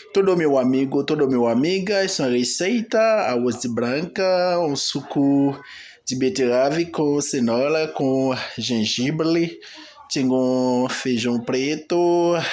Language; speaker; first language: Portuguese; non-native, learner; Haitian Creole